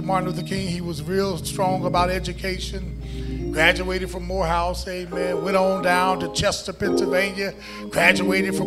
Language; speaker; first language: English; native; English